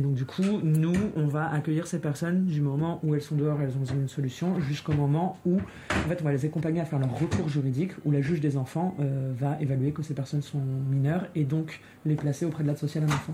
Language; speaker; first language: French; native; French